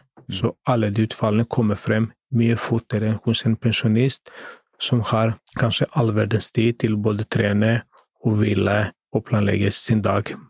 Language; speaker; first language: Norwegian; non-native, fluent; Greek